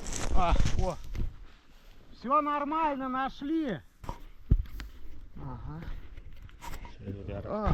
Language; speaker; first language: Russian; native; Russian